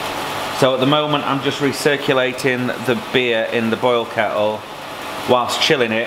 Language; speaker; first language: English; native; English